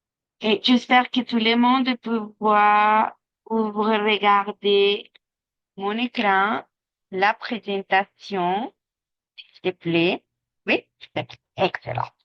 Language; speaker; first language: French; non-native, fluent; Spanish